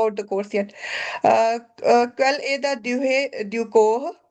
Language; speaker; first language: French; non-native, learner; Punjabi